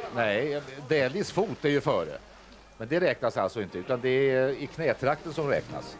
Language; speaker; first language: Swedish; native; Swedish